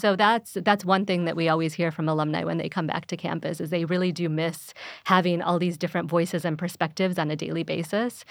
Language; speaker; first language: English; early bilingual, other home language; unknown